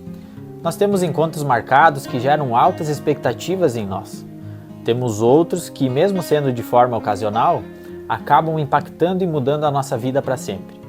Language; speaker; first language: Portuguese; native; Portuguese